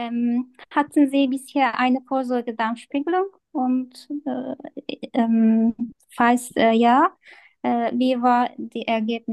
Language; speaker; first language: German; non-native, learner; Turkish